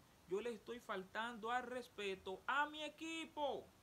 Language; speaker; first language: Spanish; native; Spanish